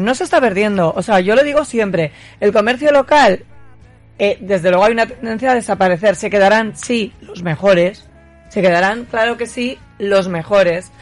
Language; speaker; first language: Spanish; native; Spanish